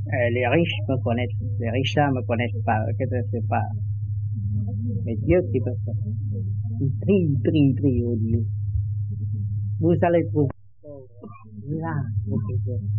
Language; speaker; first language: French; non-native, learner; Vietnamese